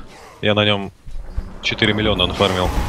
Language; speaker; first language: Russian; native; Russian